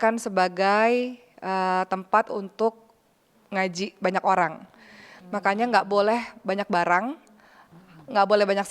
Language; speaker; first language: Indonesian; native; Indonesian